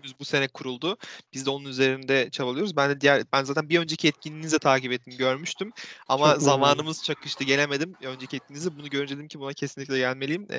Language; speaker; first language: Turkish; native; Turkish